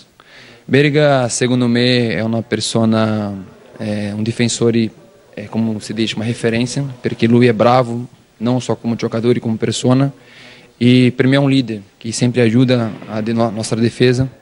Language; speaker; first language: Italian; non-native, learner; Portuguese